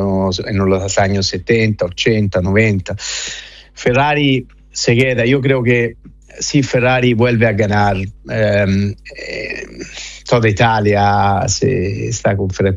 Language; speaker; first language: Spanish; non-native, fluent; Italian